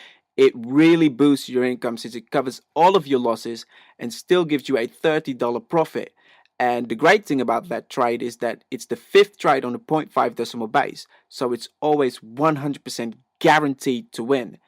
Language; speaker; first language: English; native; English